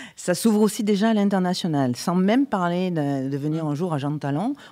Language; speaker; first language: French; native; French